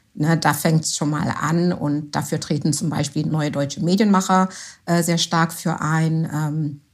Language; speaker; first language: German; non-native, fluent; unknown